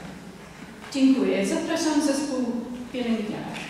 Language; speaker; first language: Polish; native; Polish